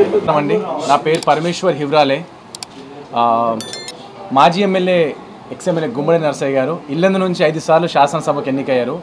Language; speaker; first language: Telugu; native; Telugu